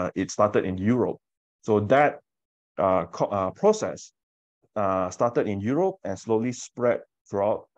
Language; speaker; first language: English; non-native, local second language; Min Nan Chinese